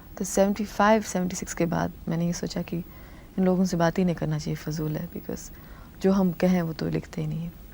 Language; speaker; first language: Hindi; non-native, local second language; Tamil